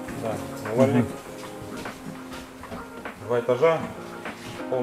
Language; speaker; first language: Russian; native; Russian